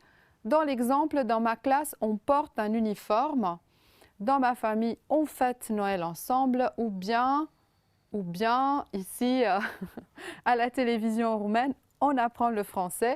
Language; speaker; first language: French; non-native, fluent; Romanian